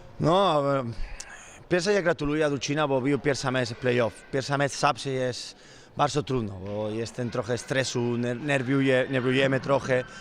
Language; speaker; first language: Polish; non-native, learner; Spanish